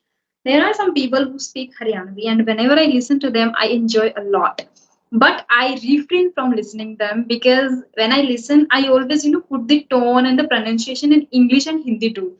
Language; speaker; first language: English; non-native, local second language; Hindi